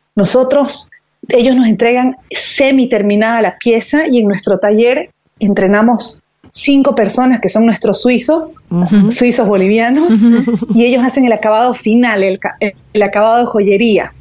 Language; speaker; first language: Spanish; native; Spanish